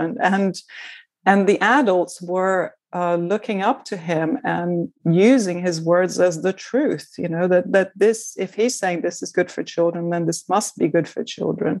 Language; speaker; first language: English; non-native, fluent; Portuguese